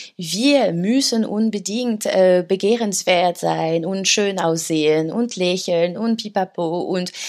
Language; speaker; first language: German; non-native, fluent; French